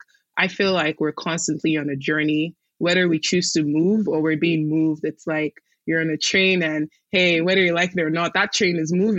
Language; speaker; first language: English; non-native, local second language; Igbo